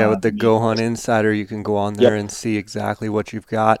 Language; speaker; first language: English; native; English